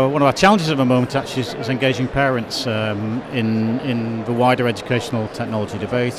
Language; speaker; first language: English; native; English